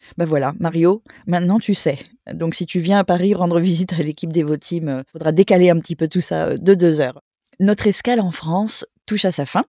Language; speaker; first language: French; native; French